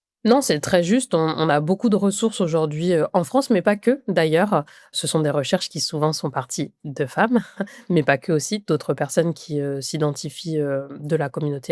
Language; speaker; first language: French; native; French